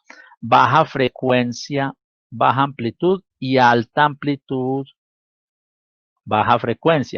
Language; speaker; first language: Spanish; native; Spanish